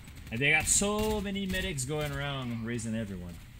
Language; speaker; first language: English; non-native, fluent; French